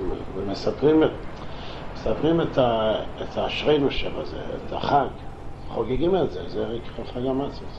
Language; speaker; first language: Hebrew; non-native, local second language; Yiddish